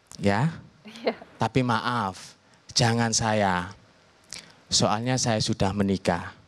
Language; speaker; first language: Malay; non-native, local second language; Javanese